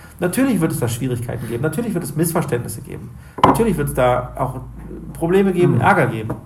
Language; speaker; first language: German; native; German